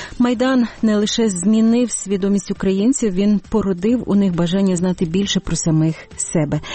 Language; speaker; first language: Ukrainian; native; Ukrainian